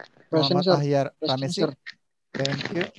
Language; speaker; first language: English; non-native, learner; Indonesian